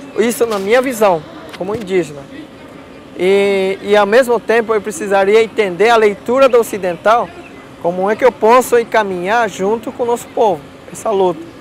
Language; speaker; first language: Portuguese; non-native, local second language; Guarani